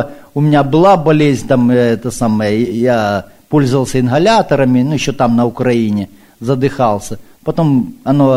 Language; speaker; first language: Russian; early bilingual, heritage; Ukrainian